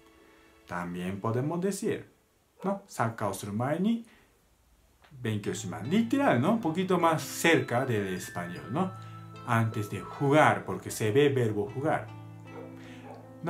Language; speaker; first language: Spanish; non-native, learner; Japanese